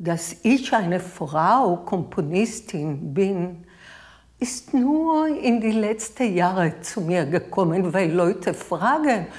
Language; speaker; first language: German; non-native, fluent; Hebrew